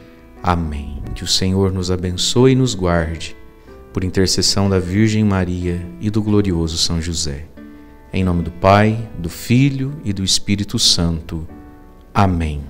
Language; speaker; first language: Portuguese; native; Portuguese